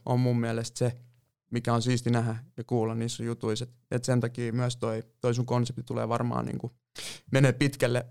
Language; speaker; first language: Finnish; native; Finnish